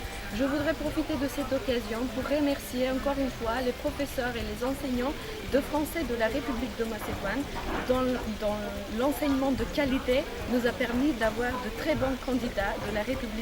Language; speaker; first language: French; non-native, fluent; Macedonian